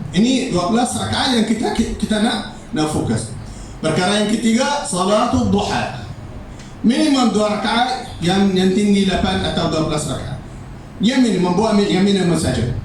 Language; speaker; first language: Malay; non-native, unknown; Arabic